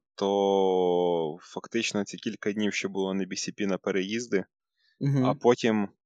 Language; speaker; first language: Ukrainian; native; Ukrainian